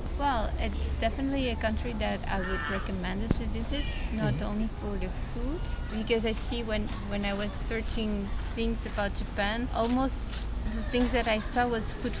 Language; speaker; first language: English; non-native, fluent; Portuguese